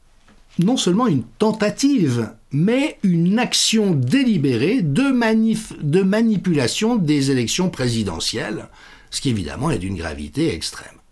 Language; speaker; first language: French; native; French